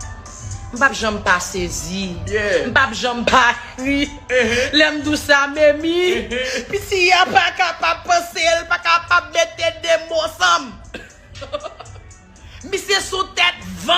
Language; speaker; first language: Haitian Creole; native; Haitian Creole